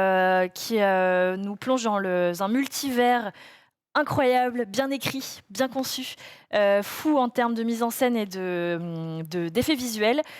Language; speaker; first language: French; native; French